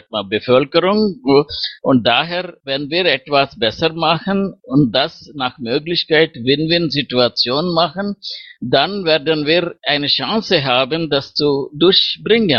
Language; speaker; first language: German; non-native, fluent; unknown